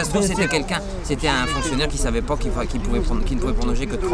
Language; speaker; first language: French; native; French